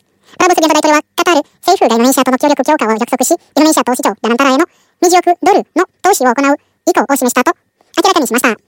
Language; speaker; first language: Japanese; non-native, fluent; Indonesian